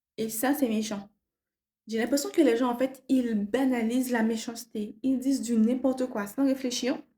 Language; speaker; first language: French; non-native, local second language; Haitian Creole